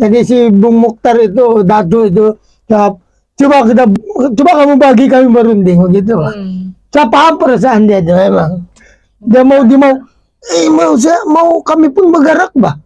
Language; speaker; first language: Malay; non-native, fluent; Filipino